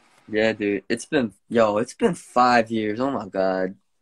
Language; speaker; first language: English; early bilingual, other home language; Korean